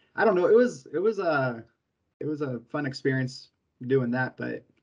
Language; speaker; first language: English; native; English